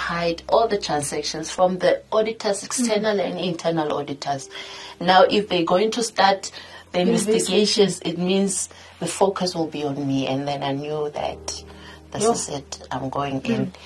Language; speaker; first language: English; non-native, local second language; Southern Sotho